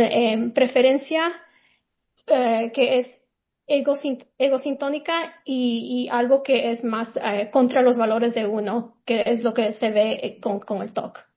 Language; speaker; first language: Spanish; early bilingual, heritage; Spanish